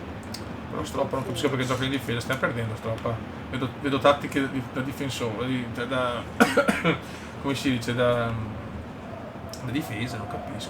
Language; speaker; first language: Italian; native; Italian